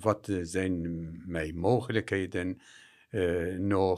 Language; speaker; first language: Dutch; non-native, fluent; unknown